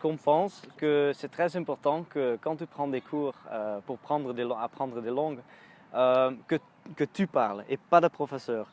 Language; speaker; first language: French; non-native, learner; Dutch